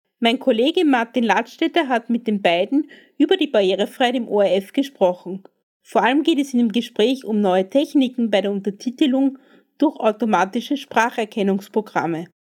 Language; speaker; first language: German; native; German